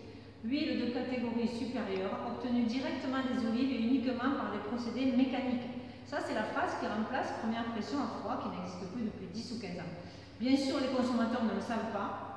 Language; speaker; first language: French; native; French